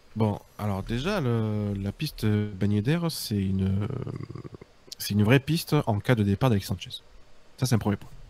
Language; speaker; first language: French; native; French